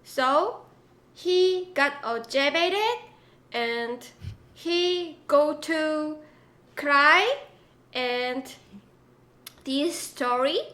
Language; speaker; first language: English; non-native, learner; Korean